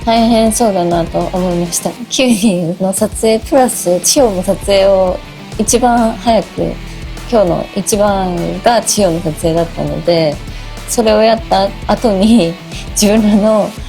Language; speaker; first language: Japanese; native; Japanese